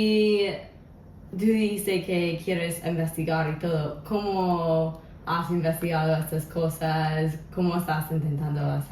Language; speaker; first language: Spanish; non-native, local second language; English